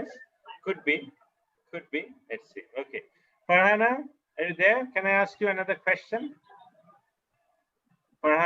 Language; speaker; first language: English; non-native, fluent; Bangla